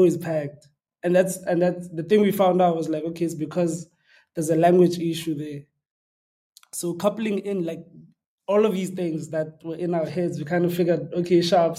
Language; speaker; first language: English; non-native, local second language; Xhosa